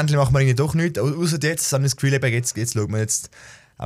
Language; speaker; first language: German; native; German